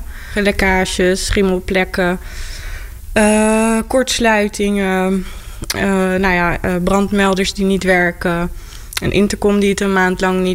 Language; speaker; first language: Dutch; native; Dutch